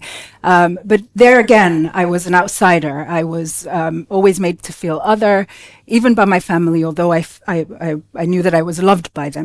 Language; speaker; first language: English; non-native, local second language; Finnish